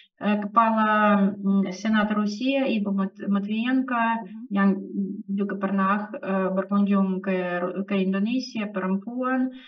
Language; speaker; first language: Indonesian; non-native, fluent; Russian